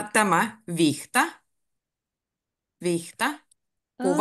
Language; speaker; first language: Finnish; native; Finnish